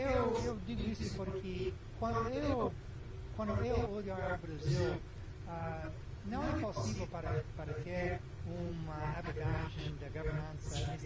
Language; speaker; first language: Portuguese; non-native, learner; English